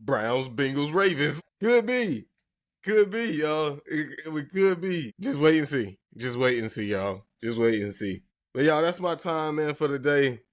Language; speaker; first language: English; native; English